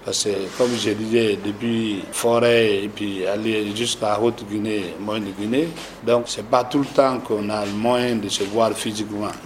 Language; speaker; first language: French; non-native, local second language; Susu